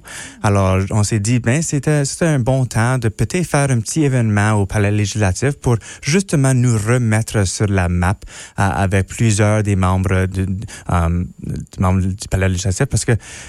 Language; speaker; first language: French; non-native, local second language; English